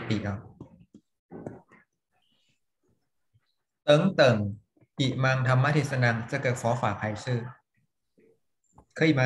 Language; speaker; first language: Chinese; non-native, fluent; Thai